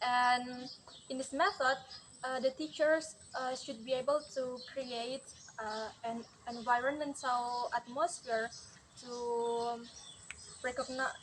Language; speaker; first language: English; non-native, learner; Indonesian